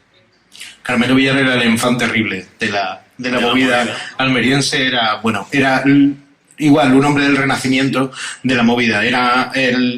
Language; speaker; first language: Spanish; native; Spanish